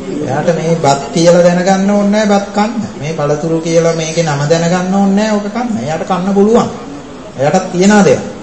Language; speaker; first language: Sinhala; native; Sinhala